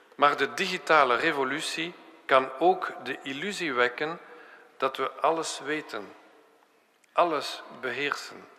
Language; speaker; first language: Dutch; non-native, local second language; French